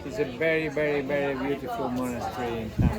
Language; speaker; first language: English; non-native, learner; Spanish